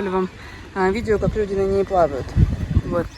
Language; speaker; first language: Russian; native; Russian